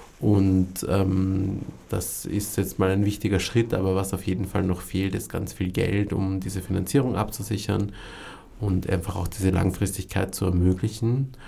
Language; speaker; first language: German; native; German